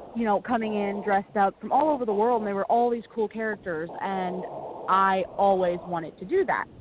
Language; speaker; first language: English; native; English